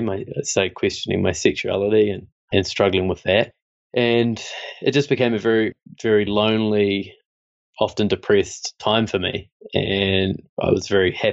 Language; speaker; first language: English; native; English